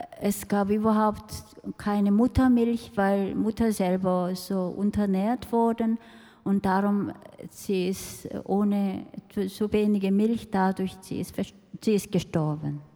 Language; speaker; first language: German; non-native, fluent; Korean